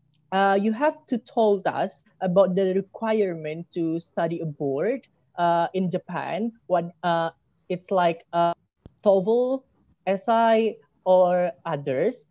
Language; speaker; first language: English; non-native, learner; Indonesian